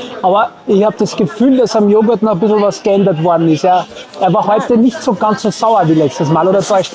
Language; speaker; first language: German; native; German